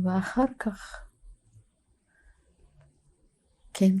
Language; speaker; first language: Hebrew; non-native, fluent; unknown